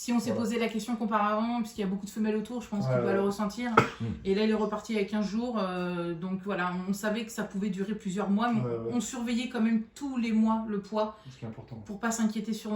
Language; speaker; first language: French; native; French